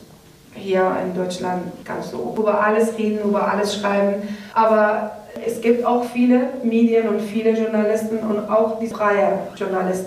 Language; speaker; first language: German; non-native, learner; Persian